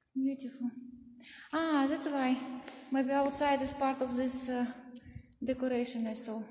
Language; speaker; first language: English; non-native, learner; Russian